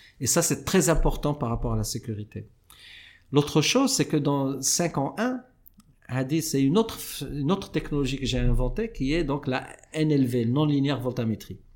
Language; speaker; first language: French; non-native, local second language; Arabic